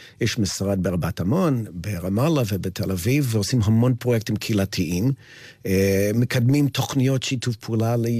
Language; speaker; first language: Hebrew; non-native, fluent; English